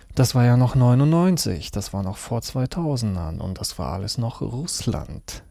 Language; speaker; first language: German; early bilingual, other home language; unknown